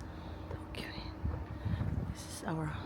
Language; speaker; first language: English; non-native, local second language; Filipino